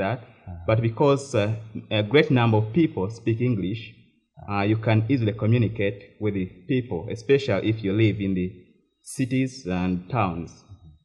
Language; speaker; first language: English; non-native, local second language; Ganda